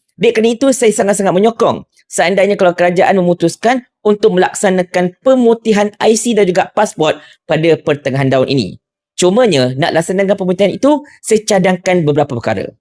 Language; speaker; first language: Malay; native; Malay